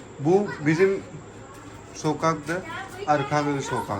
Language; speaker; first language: Turkish; non-native, learner; Urdu